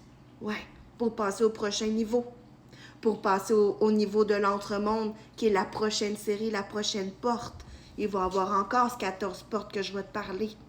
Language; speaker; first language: French; native; French